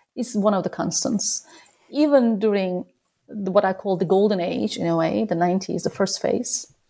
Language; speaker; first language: English; non-native, fluent; Turkish